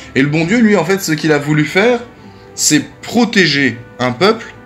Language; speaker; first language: French; native; French